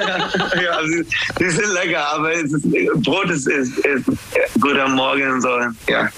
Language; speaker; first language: German; non-native, fluent; English